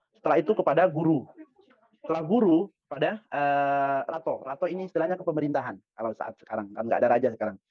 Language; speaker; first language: Indonesian; non-native, local second language; Madurese